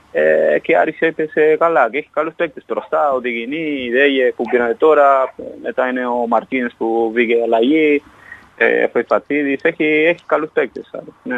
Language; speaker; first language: Greek; non-native, fluent; Spanish